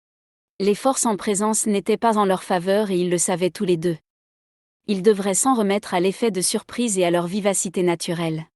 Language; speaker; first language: French; native; French